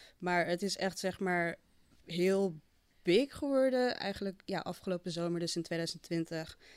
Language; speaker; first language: Dutch; native; Dutch